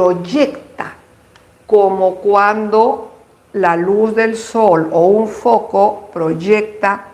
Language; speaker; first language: Spanish; native; Spanish